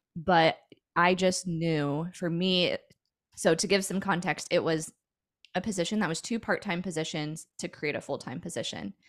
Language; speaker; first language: English; native; English